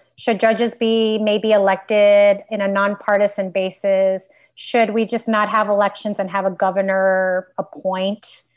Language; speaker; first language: English; native; English